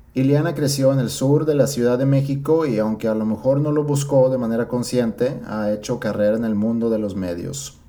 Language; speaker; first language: Spanish; non-native, fluent; Swedish